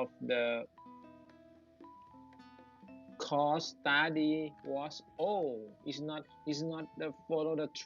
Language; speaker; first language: English; non-native, learner; Thai